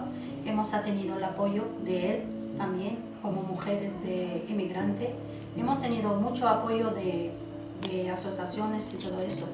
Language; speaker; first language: Spanish; non-native, local second language; Arabic